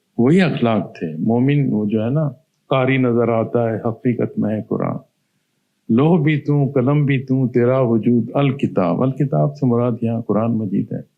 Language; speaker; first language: Urdu; non-native, local second language; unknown